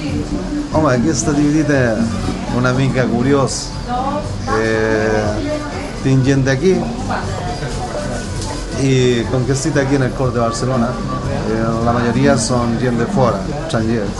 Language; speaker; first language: Catalan; non-native, learner; Spanish